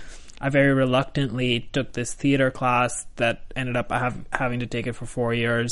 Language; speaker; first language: English; non-native, local second language; Hindi